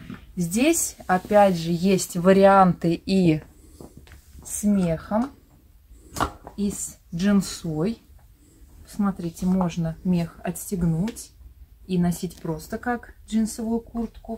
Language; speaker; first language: Russian; native; Russian